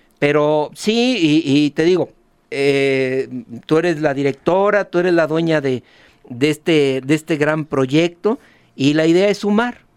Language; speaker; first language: Spanish; native; Spanish